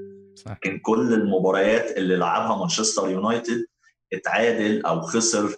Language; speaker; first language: Arabic; native; Arabic